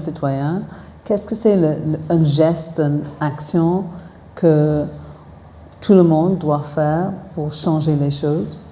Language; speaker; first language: French; non-native, fluent; English